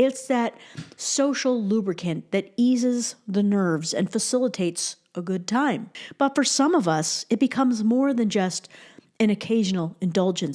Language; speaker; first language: English; native; English